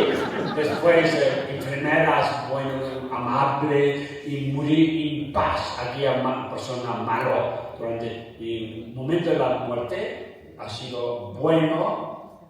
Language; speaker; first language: Spanish; non-native, fluent; Tibetan